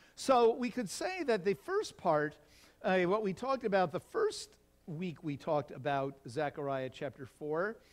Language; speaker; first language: English; native; English